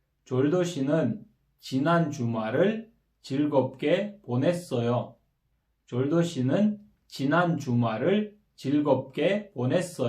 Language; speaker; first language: Korean; non-native, fluent; Kyrgyz